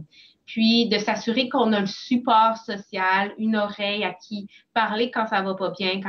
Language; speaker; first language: French; native; French